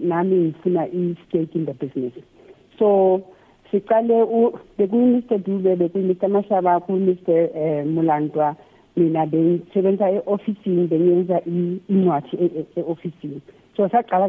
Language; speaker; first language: English; non-native, local second language; Tswana